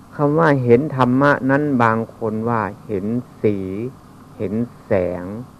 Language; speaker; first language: Thai; non-native, local second language; Northeastern Thai